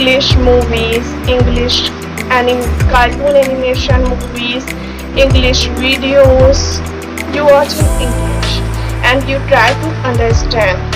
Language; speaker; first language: English; non-native, learner; Hindi